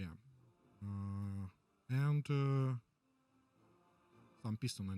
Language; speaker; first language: English; non-native, learner; Russian